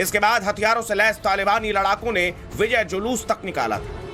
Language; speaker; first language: Hindi; native; Hindi